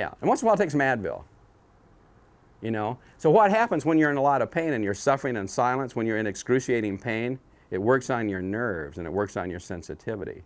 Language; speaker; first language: English; native; English